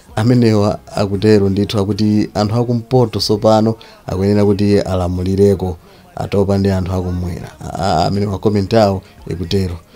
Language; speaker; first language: Nyanja; native; Nyanja